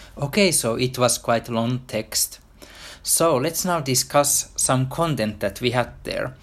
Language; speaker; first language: English; non-native, fluent; Finnish